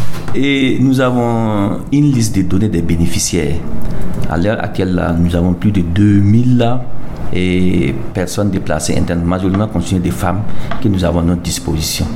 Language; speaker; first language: French; non-native, local second language; Mossi